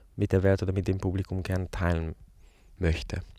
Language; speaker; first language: German; non-native, fluent; Hungarian